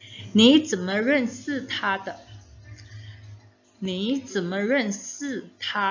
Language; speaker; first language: Chinese; non-native, fluent; Indonesian